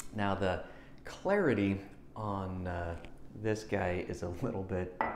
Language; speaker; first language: English; native; English